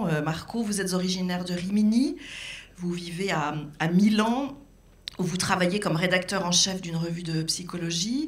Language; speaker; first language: French; native; French